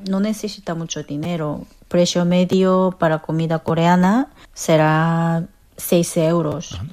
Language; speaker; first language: Spanish; non-native, learner; Korean